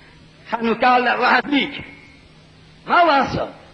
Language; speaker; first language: Hebrew; non-native, fluent; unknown